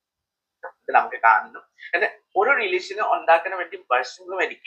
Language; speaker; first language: Malayalam; non-native, learner; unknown